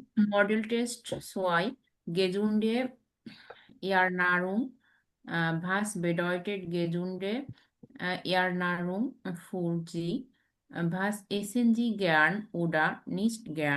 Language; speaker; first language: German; non-native, learner; Bangla